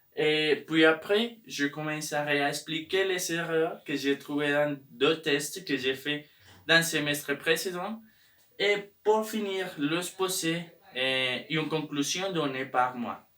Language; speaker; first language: French; non-native, learner; Spanish